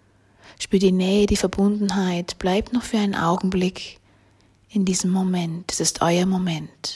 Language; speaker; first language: German; native; German